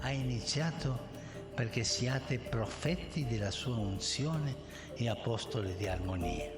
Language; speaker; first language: Italian; non-native, fluent; Spanish